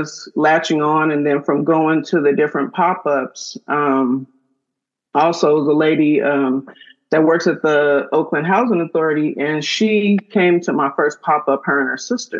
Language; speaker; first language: English; native; English